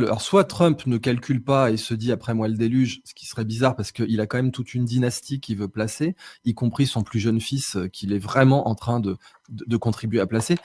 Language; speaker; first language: French; native; French